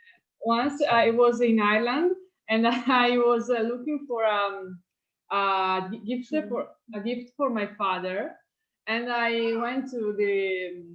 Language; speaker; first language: English; non-native, fluent; Italian